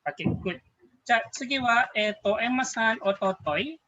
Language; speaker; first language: Japanese; non-native, fluent; Filipino